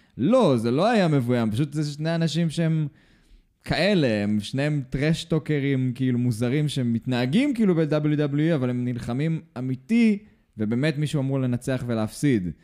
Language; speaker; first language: Hebrew; native; Hebrew